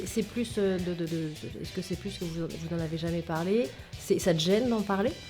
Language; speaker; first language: French; native; French